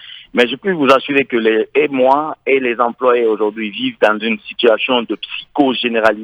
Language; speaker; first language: French; non-native, local second language; Fula